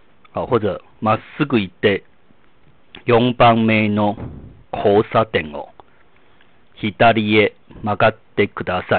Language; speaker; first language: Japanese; non-native, fluent; Chinese